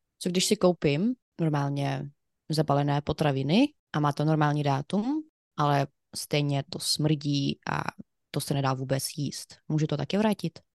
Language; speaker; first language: Czech; non-native, fluent; Ukrainian